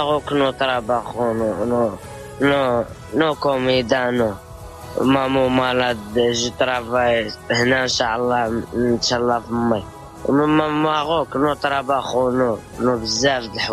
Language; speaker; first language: Spanish; non-native, learner; Arabic